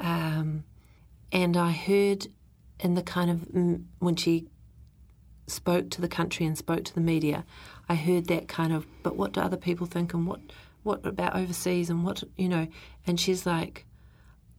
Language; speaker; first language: English; native; English